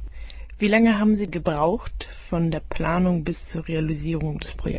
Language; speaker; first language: German; native; German